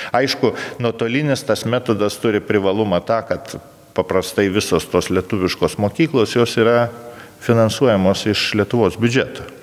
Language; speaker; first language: Lithuanian; native; Lithuanian